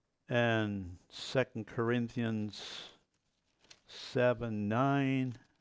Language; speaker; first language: English; early bilingual, other home language; Pennsylvania German